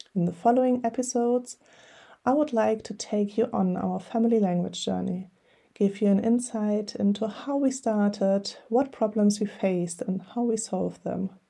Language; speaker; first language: English; non-native, fluent; German